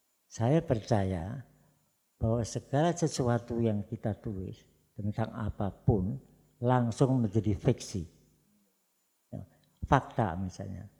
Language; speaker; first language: Indonesian; non-native, local second language; Javanese